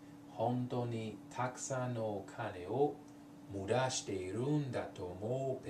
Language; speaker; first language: Japanese; non-native, learner; English